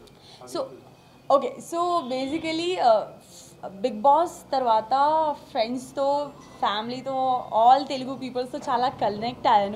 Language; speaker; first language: Telugu; non-native, learner; Gujarati